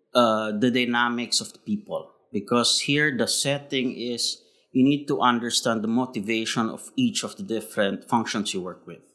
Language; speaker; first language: English; non-native, local second language; Filipino